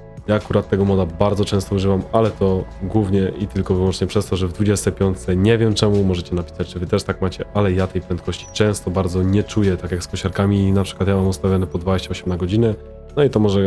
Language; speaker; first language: Polish; native; Polish